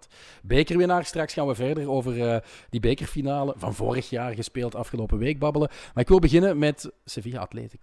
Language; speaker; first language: Dutch; native; Dutch